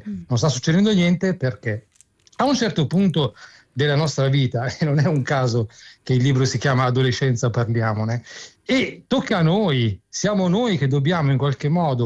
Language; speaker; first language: Italian; native; Italian